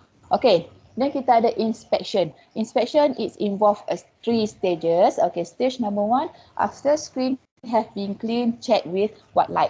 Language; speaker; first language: English; non-native, local second language; Malay